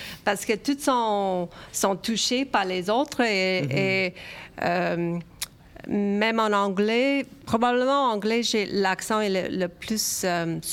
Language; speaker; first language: French; early bilingual, other home language; Romanian